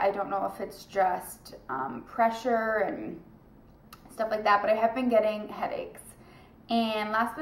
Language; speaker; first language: English; native; English